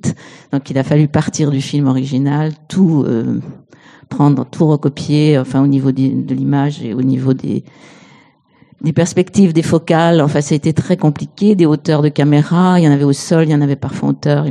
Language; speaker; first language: French; native; French